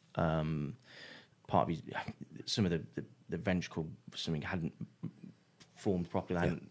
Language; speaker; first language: English; native; English